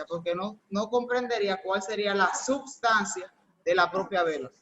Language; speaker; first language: Spanish; native; Spanish